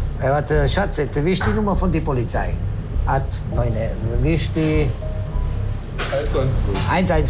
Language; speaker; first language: German; non-native, learner; Italian